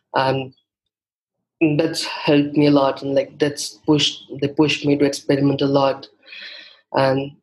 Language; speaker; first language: English; non-native, local second language; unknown